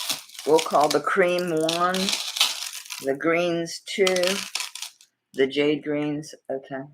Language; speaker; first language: English; native; English